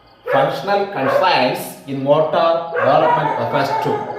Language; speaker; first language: English; non-native, local second language; Tamil